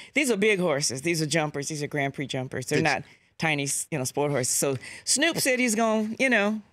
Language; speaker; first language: English; native; English